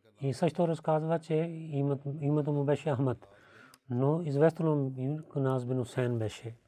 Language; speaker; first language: Bulgarian; non-native, fluent; Urdu